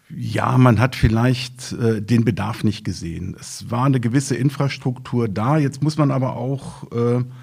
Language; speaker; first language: German; native; German